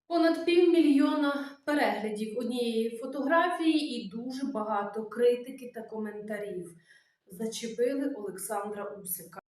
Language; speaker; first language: Ukrainian; native; Ukrainian